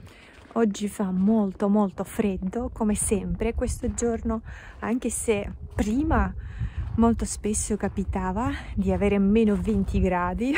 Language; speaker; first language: Italian; non-native, fluent; Russian